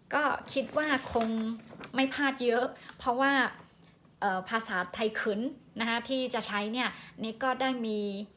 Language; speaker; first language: Thai; non-native, local second language; Shan